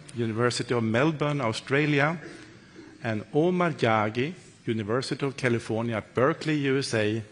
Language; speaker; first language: English; non-native, fluent; Swedish